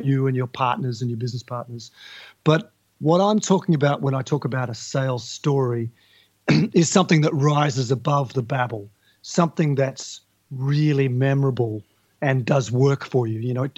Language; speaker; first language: English; native; English